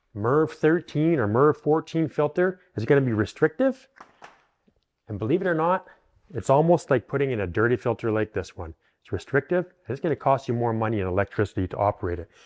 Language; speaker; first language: English; native; English